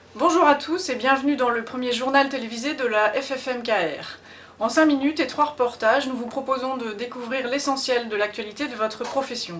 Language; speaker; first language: French; native; French